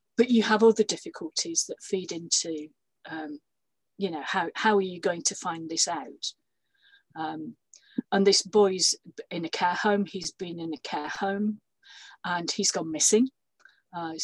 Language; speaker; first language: English; native; English